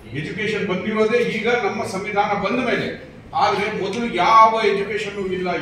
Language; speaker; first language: Kannada; non-native, local second language; Lambadi